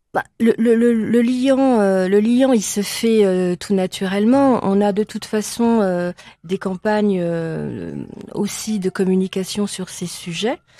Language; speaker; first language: French; native; French